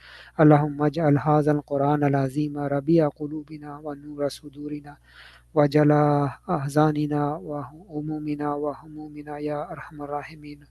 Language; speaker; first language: Arabic; non-native, fluent; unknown